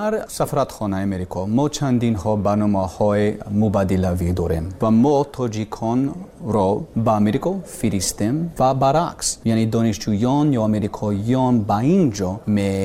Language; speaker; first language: Persian; non-native, learner; English